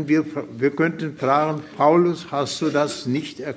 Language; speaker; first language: German; non-native, fluent; Russian